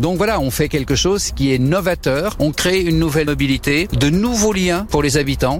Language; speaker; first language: French; native; French